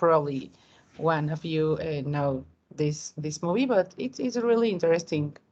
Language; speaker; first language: English; non-native, learner; Spanish